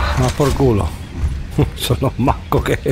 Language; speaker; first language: Spanish; native; Spanish